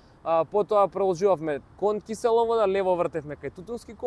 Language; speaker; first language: Macedonian; native; Macedonian